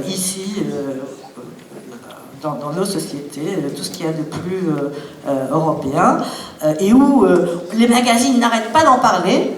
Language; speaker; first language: French; native; French